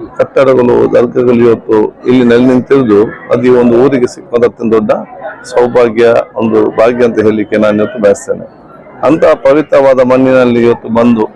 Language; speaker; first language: Kannada; non-native, local second language; Badaga